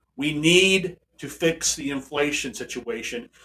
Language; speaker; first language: English; native; English